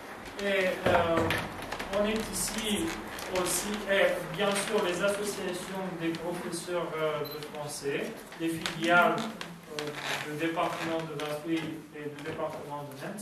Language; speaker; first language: French; non-native, fluent; Romanian